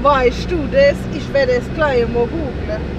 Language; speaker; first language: German; native; German